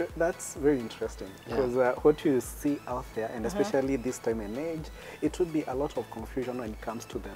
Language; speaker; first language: English; non-native, local second language; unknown